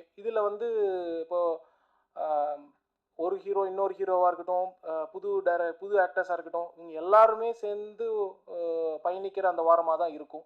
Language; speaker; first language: Tamil; native; Tamil